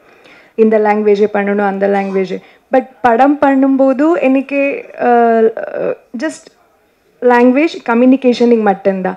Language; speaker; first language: Tamil; non-native, learner; Kannada